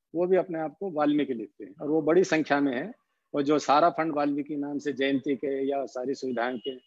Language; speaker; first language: Hindi; non-native, local second language; Haryanvi